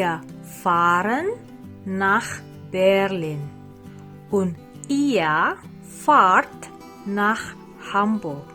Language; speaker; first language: German; non-native, fluent; Indonesian